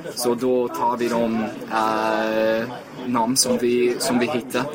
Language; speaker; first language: Swedish; non-native, fluent; English